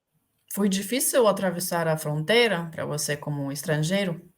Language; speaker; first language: Portuguese; non-native, fluent; Ukrainian